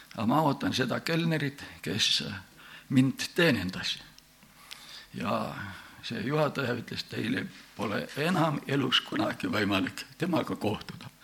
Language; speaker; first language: Estonian; native; Estonian